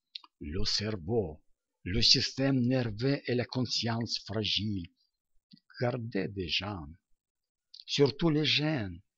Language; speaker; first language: French; non-native, learner; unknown